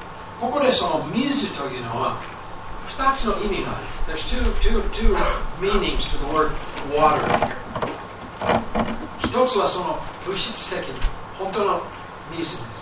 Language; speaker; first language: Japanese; non-native, fluent; English